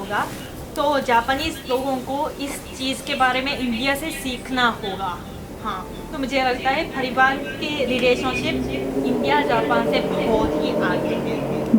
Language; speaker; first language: Hindi; non-native, fluent; Japanese